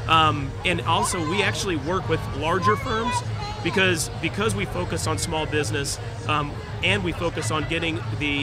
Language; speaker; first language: English; native; English